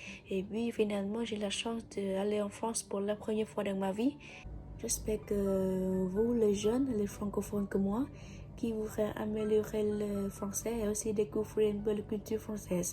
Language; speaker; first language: French; non-native, fluent; Vietnamese